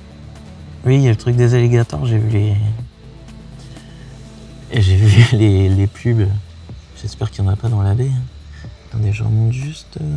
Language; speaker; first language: French; native; French